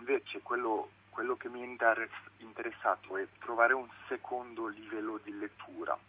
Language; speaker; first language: Italian; non-native, fluent; French